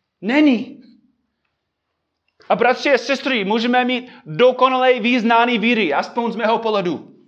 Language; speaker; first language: Czech; non-native, fluent; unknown